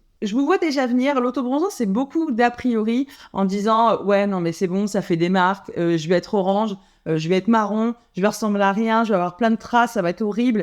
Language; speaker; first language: French; native; French